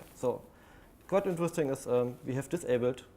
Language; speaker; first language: English; non-native, fluent; German